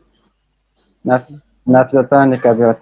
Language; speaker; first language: Arabic; non-native, learner; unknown